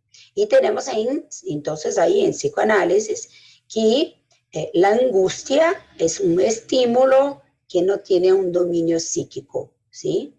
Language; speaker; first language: Spanish; non-native, fluent; Portuguese